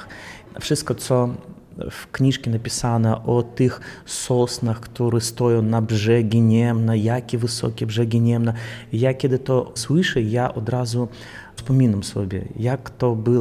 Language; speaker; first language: Polish; non-native, learner; Belarusian